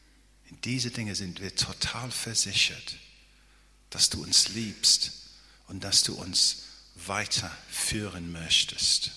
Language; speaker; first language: German; non-native, fluent; English